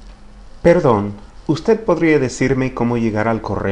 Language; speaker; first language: Spanish; non-native, fluent; English